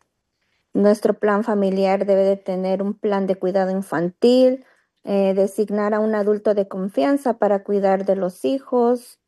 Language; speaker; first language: Spanish; native; Spanish